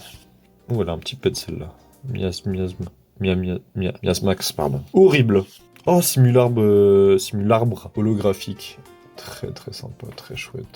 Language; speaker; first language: French; native; French